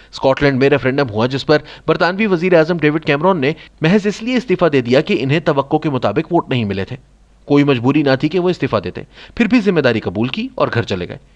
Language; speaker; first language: Urdu; non-native, local second language; Saraiki